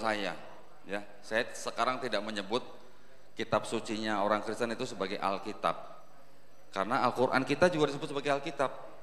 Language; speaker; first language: Indonesian; native; Indonesian